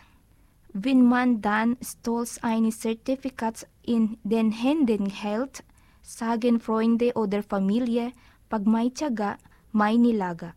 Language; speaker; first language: German; non-native, learner; Filipino